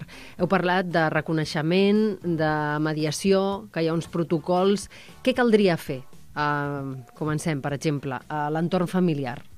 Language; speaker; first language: Catalan; native; Catalan